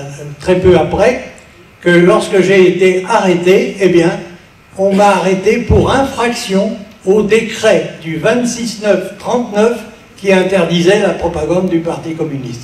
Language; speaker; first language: French; native; French